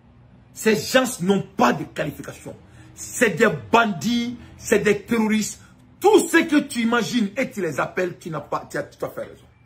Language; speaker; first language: French; non-native, local second language; Bambara